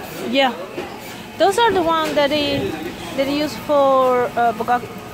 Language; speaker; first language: English; non-native, fluent; Italian